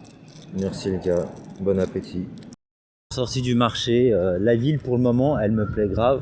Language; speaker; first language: French; native; French